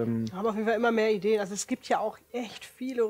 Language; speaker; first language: German; native; German